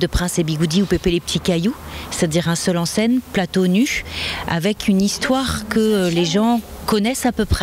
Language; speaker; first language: French; native; French